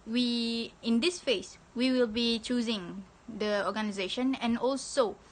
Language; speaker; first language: English; non-native, local second language; Malay